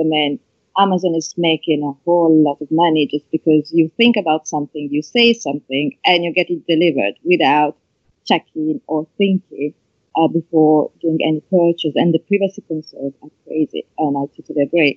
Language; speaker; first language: English; non-native, fluent; Italian